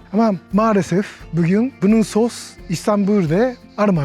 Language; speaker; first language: Turkish; non-native, learner; Japanese